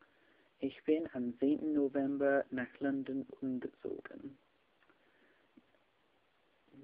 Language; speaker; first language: German; non-native, learner; English